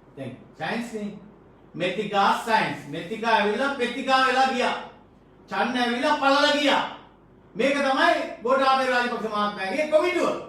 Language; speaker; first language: Sinhala; non-native, local second language; Tamil